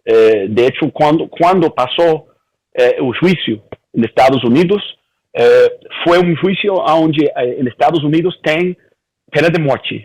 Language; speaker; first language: Portuguese; early bilingual, heritage; Portuguese